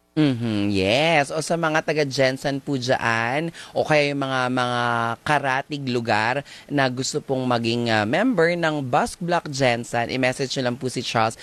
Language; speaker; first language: Filipino; native; Filipino